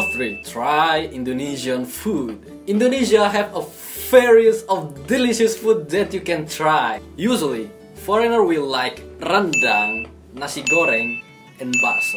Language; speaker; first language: English; non-native, learner; Indonesian